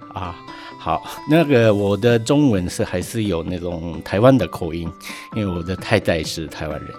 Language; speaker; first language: Chinese; non-native, fluent; Japanese